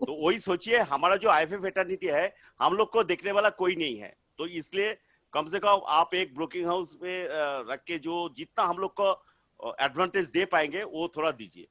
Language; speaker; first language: Hindi; non-native, local second language; Bangla